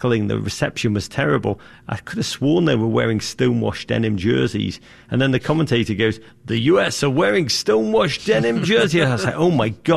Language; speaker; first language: English; native; English